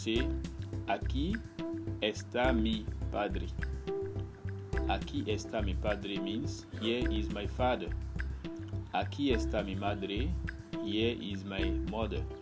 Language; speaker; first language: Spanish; non-native, fluent; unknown